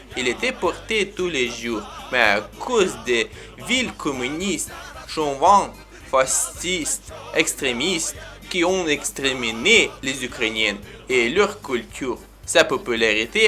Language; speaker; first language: French; non-native, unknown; Ukrainian